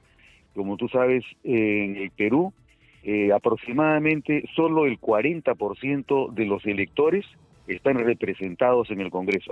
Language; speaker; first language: Spanish; native; Spanish